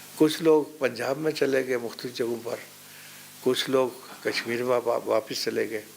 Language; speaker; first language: Urdu; non-native, local second language; Pahari-Potwari